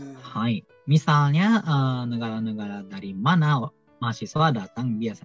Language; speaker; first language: Indonesian; non-native, fluent; Japanese